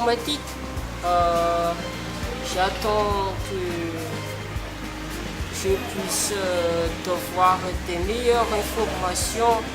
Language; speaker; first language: French; non-native, local second language; Malagasy